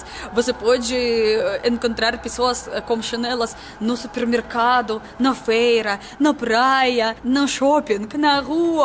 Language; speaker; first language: Portuguese; non-native, learner; Russian